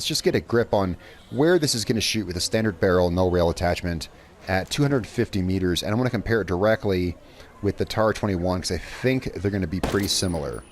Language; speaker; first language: English; native; English